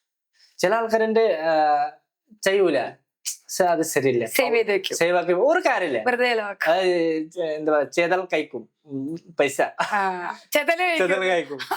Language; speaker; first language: Malayalam; non-native, fluent; Bangla